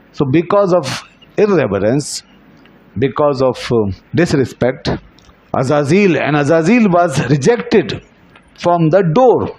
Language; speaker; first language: English; non-native, local second language; Urdu